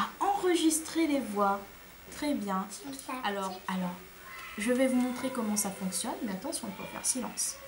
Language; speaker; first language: French; native; French